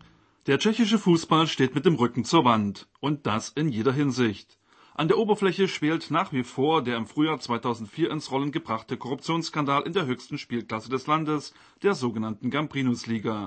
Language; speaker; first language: German; native; German